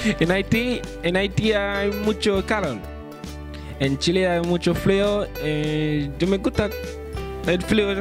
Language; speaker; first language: Spanish; non-native, learner; French